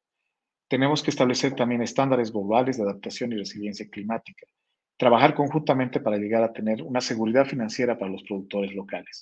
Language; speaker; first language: Spanish; native; Spanish